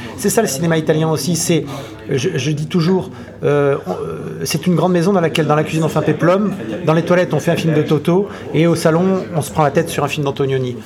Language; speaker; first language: French; native; French